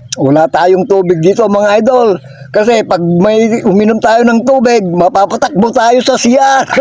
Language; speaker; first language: Filipino; non-native, local second language; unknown